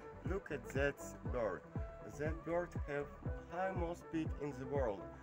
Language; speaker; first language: English; non-native, learner; Ukrainian